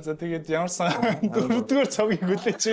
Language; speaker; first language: Mongolian; native; Mongolian